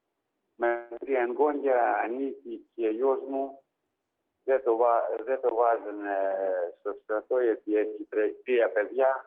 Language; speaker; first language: Greek; non-native, learner; Ukrainian